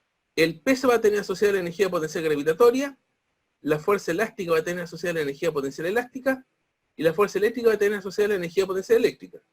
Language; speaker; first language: Spanish; native; Spanish